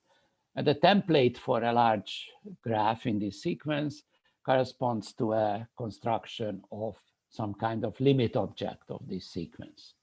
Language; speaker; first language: English; non-native, fluent; Hungarian